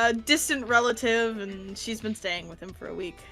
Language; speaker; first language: English; native; English